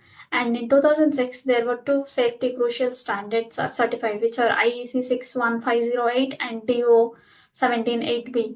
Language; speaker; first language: English; non-native, local second language; Telugu